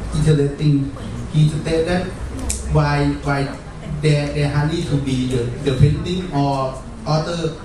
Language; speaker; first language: English; non-native, learner; Thai